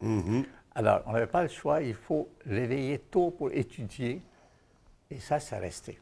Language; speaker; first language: French; non-native, fluent; Bangla